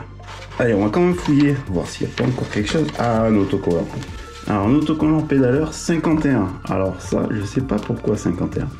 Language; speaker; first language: French; native; French